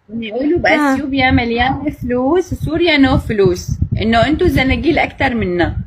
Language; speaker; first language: Arabic; non-native, learner; Amharic